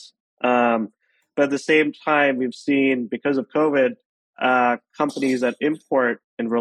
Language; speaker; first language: English; non-native, local second language; Hindi